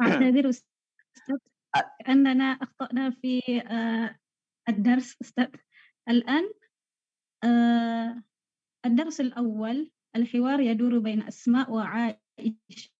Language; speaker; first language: Arabic; non-native, fluent; Indonesian